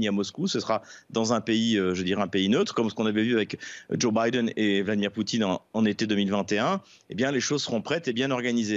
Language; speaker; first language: French; native; French